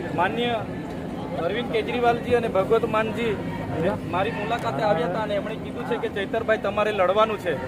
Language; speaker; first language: Gujarati; non-native, local second language; Vasavi